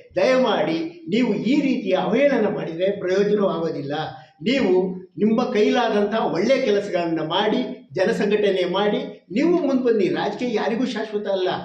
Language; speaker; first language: Kannada; non-native, local second language; Lambadi